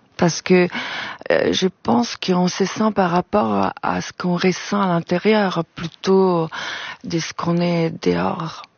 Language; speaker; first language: French; non-native, fluent; Italian